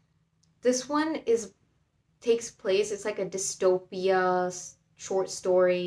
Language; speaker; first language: English; native; English